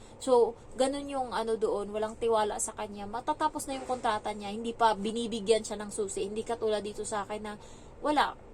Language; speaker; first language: Filipino; native; Filipino